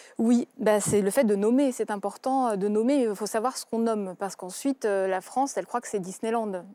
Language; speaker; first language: French; early bilingual, other home language; Russian